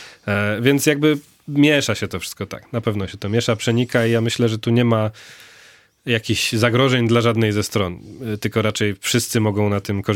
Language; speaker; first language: Polish; native; Polish